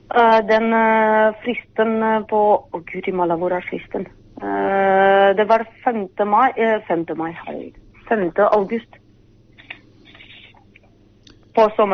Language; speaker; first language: Norwegian; non-native, fluent; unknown